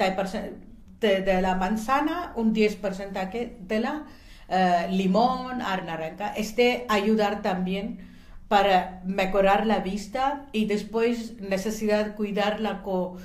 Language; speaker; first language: Spanish; non-native, learner; Hindi